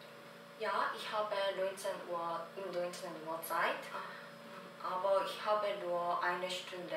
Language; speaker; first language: German; non-native, learner; Korean